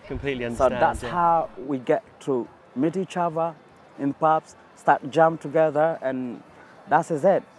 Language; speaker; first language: English; non-native, fluent; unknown